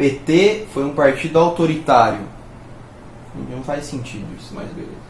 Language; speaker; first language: Portuguese; native; Portuguese